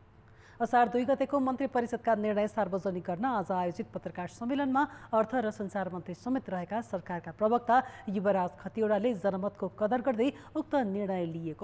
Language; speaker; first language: Nepali; native; Nepali